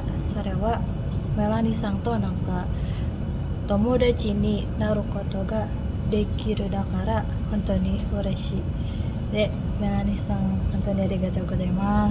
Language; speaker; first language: Japanese; non-native, learner; Indonesian